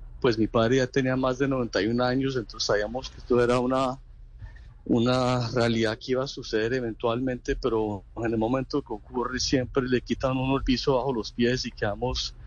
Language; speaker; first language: Spanish; native; Spanish